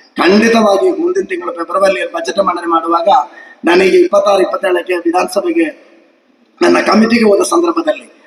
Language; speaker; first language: Kannada; non-native, local second language; Tulu